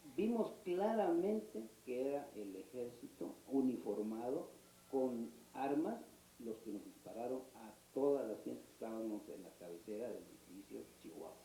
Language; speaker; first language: Spanish; native; Spanish